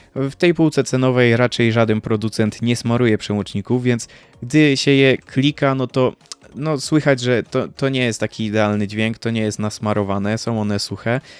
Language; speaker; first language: Polish; native; Polish